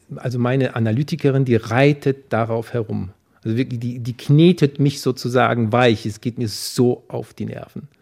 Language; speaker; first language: German; early bilingual, other home language; Polish